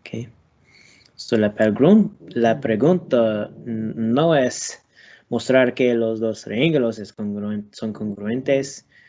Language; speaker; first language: Spanish; non-native, learner; English